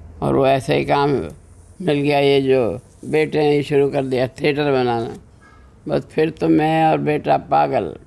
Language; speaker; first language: Urdu; native; Urdu